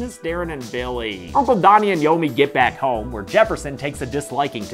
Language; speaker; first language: English; native; English